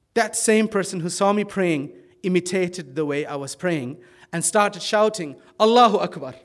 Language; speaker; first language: English; early bilingual, other home language; Dutch